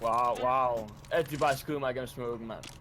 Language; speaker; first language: Danish; native; Danish